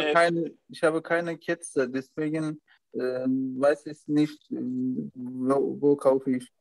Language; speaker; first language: German; non-native, learner; Turkish